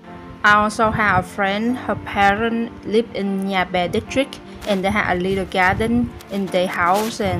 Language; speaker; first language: English; non-native, learner; Vietnamese